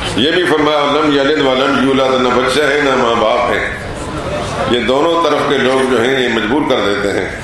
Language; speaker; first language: Urdu; native; Urdu